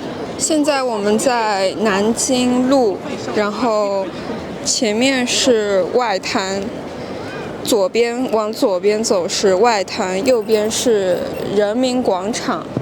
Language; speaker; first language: Chinese; non-native, fluent; French